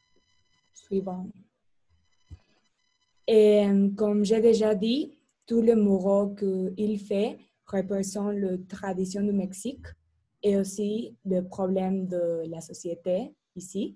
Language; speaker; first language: French; non-native, learner; Spanish